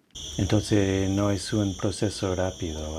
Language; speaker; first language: Spanish; non-native, fluent; English